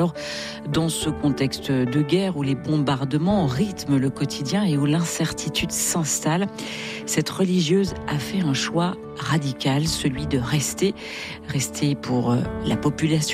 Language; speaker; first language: French; native; French